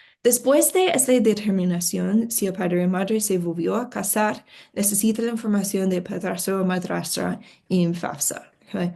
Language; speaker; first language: Spanish; non-native, fluent; English